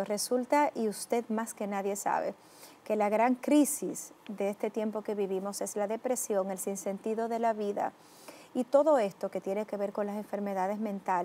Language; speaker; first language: Spanish; native; Spanish